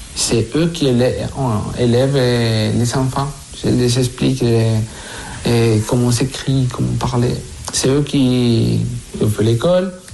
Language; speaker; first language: French; non-native, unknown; Spanish